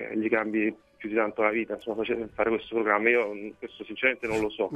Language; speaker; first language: Italian; native; Italian